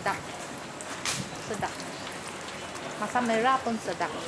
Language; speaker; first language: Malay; non-native, local second language; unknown